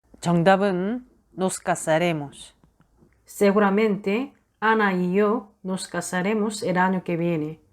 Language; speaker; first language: Spanish; non-native, fluent; Korean